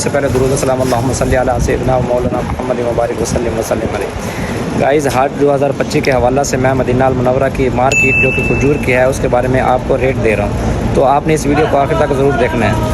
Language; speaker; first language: Hindi; native; Hindi